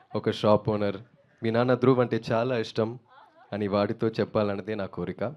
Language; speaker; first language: Telugu; non-native, learner; Tamil